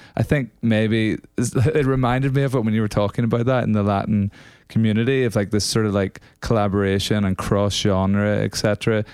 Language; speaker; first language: English; native; English